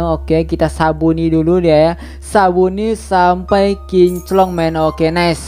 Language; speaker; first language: Indonesian; native; Indonesian